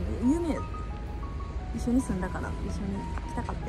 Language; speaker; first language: Japanese; native; Japanese